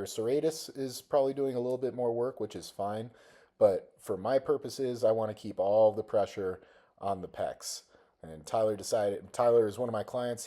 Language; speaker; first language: English; native; English